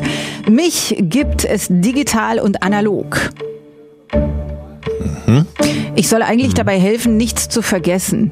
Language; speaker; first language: German; native; German